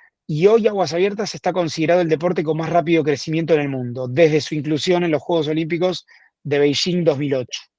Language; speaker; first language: Spanish; native; Spanish